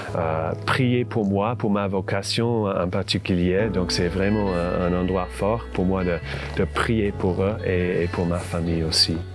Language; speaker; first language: French; non-native, fluent; English